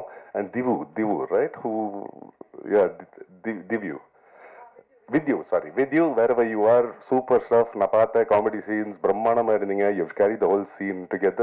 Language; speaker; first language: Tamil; non-native, local second language; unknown